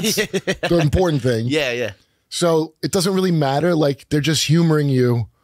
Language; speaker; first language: English; native; English